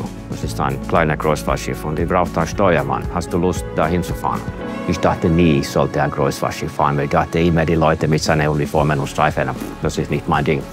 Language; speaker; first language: German; non-native, fluent; Finnish